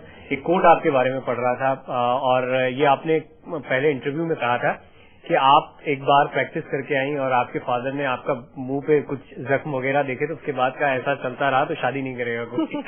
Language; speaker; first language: Hindi; native; Hindi